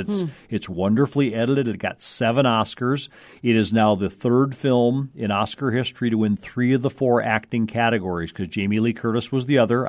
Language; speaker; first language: English; native; English